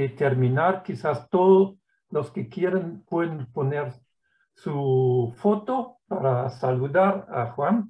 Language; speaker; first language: Spanish; non-native, fluent; German